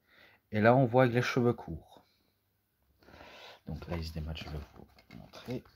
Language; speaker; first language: French; native; French